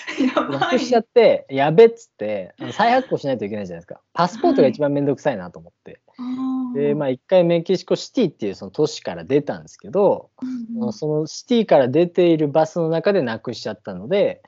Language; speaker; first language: Japanese; native; Japanese